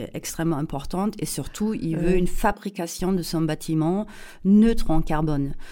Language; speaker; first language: French; non-native, fluent; German